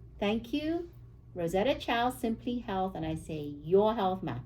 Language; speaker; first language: English; native; English